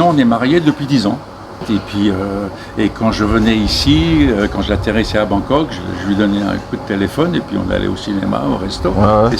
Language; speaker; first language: French; native; French